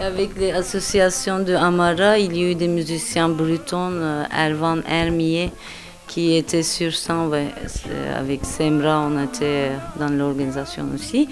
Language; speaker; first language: French; non-native, learner; Turkish